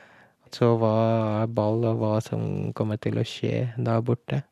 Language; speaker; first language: Norwegian; non-native, learner; Urdu